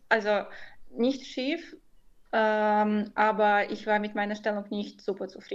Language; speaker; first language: German; non-native, fluent; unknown